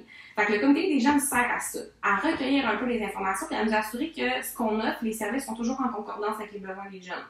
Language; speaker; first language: French; native; French